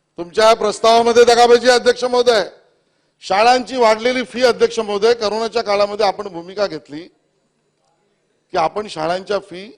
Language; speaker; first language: Marathi; native; Marathi